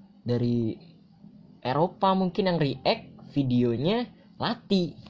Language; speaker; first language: Indonesian; native; Indonesian